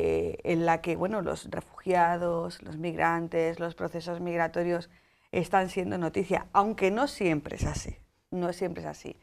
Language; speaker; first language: Spanish; native; Spanish